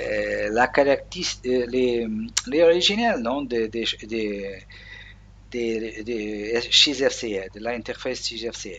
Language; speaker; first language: French; non-native, learner; Portuguese